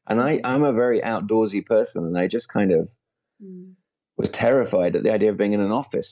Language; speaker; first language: English; native; English